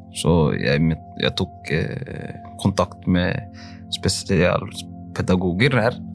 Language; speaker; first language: Norwegian; early bilingual, other home language; Somali